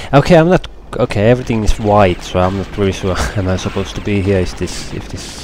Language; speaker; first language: English; non-native, fluent; Finnish